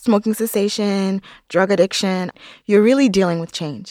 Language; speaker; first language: English; non-native, local second language; Yoruba